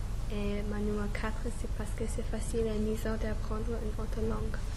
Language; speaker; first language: French; non-native, learner; English